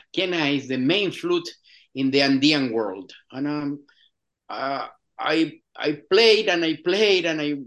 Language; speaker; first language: English; non-native, fluent; Spanish